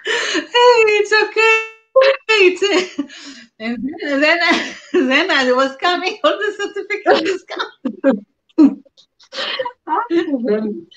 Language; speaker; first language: English; non-native, fluent; Hebrew